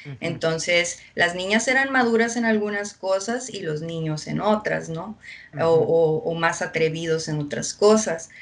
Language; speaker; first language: Spanish; early bilingual, heritage; Spanish